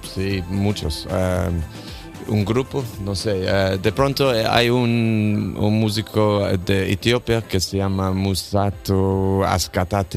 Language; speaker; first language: Spanish; non-native, learner; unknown